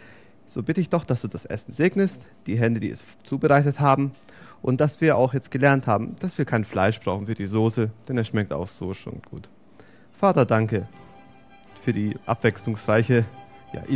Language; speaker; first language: German; native; German